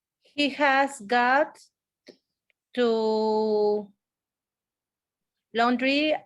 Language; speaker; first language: English; non-native, learner; Spanish